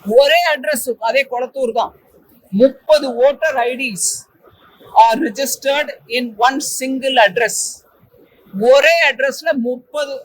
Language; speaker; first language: Tamil; native; Tamil